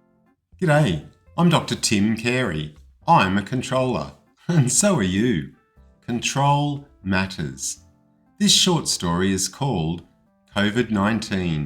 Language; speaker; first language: English; native; English